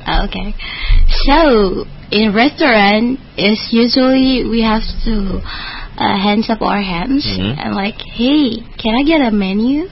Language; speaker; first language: English; non-native, learner; Indonesian